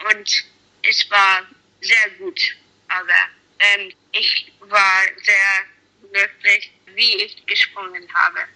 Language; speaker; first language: German; non-native, learner; English